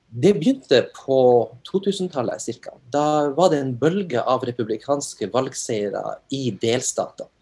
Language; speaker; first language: Norwegian; native; Norwegian